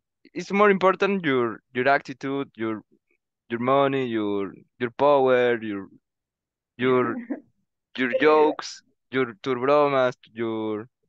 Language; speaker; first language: English; non-native, learner; Spanish